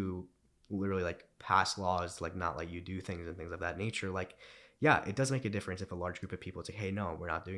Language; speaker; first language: English; early bilingual, other home language; Romanian